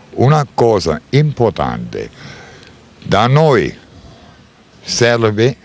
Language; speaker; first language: Italian; non-native, learner; German